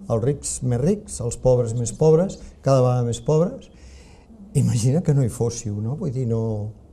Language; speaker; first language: Catalan; native; Catalan